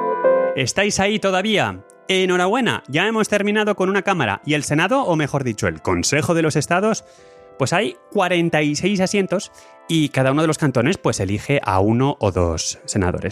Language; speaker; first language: Spanish; native; Spanish